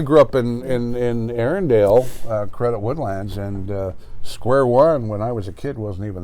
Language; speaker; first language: English; native; English